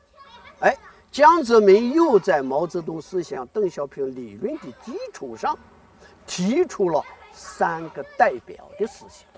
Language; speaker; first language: Chinese; native; Chinese